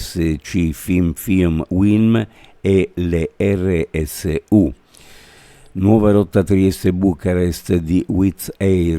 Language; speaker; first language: Italian; native; Italian